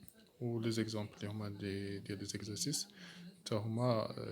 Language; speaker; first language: Arabic; native; Arabic